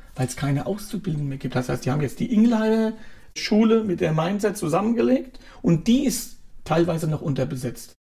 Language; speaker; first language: German; native; German